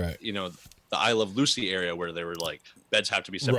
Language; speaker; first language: English; native; English